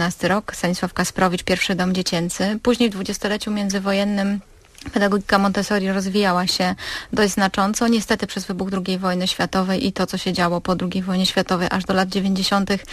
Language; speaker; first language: Polish; native; Polish